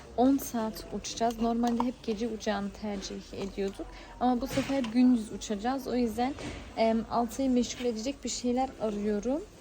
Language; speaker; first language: Turkish; early bilingual, heritage; Turkish